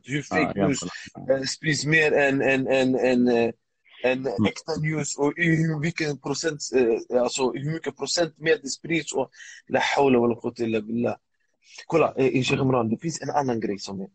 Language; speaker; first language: Swedish; early bilingual, other home language; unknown